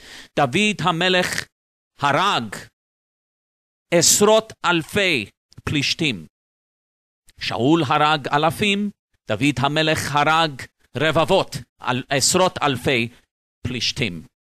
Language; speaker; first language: Hebrew; non-native, fluent; English